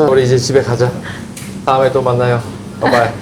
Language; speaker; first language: Korean; native; Korean